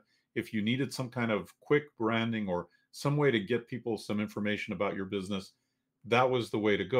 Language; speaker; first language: English; native; English